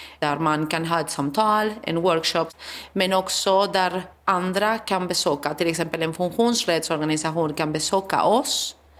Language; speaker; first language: Swedish; non-native, fluent; Spanish